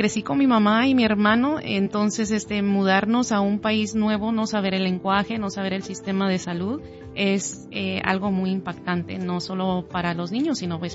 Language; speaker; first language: Spanish; native; Spanish